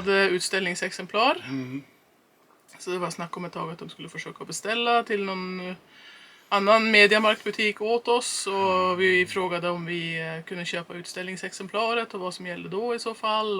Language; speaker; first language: Swedish; native; Swedish